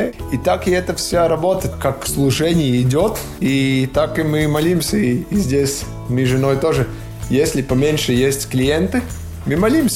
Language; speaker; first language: Russian; non-native, local second language; Latvian